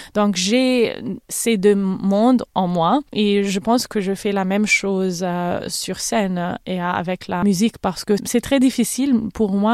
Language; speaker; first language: French; non-native, fluent; Arabic